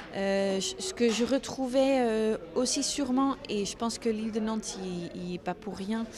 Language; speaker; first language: French; non-native, fluent; Dutch